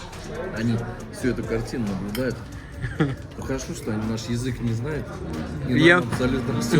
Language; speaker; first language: Russian; native; Russian